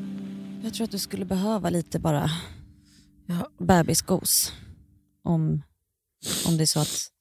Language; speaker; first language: Swedish; native; Swedish